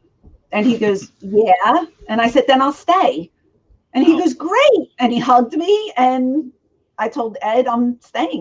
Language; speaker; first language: English; native; English